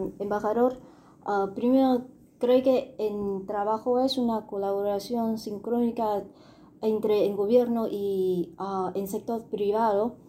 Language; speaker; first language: Spanish; non-native, fluent; Vietnamese